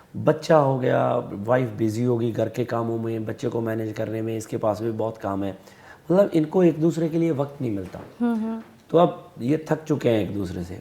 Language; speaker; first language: Hindi; non-native, local second language; Punjabi